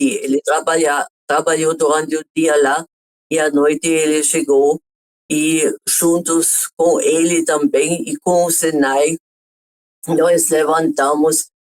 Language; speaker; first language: Portuguese; non-native, fluent; German